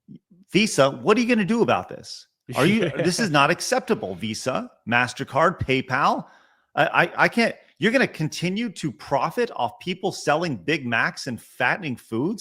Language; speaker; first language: English; native; English